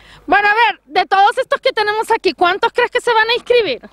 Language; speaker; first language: Spanish; native; Spanish